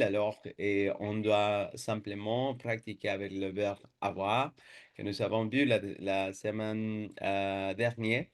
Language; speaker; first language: French; non-native, fluent; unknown